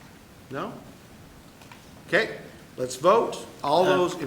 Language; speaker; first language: English; native; English